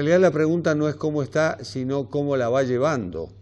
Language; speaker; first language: Spanish; native; Spanish